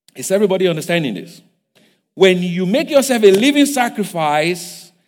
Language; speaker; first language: English; non-native, local second language; Yoruba